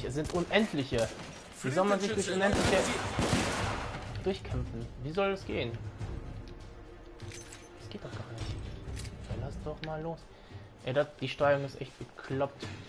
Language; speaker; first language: German; native; German